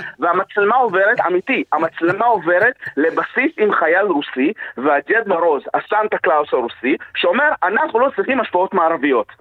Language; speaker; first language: Hebrew; early bilingual, other home language; Russian